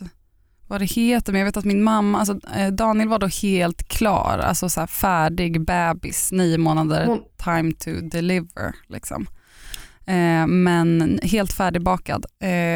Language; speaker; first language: Swedish; native; Swedish